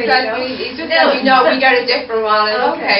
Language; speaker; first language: English; native; English